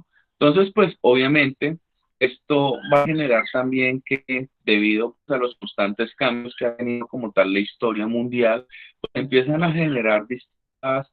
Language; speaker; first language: Spanish; native; Spanish